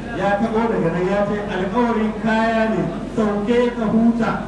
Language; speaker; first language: Hausa; native; Hausa